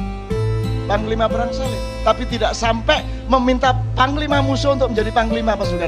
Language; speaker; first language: Indonesian; non-native, local second language; Javanese